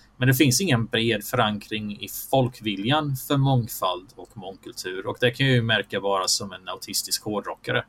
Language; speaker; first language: Swedish; early bilingual, other home language; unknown